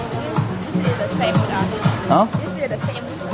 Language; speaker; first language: English; non-native, learner; Vietnamese